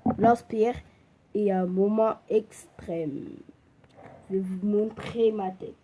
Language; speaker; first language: French; native; French